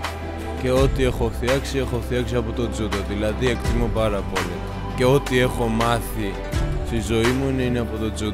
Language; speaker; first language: Greek; non-native, fluent; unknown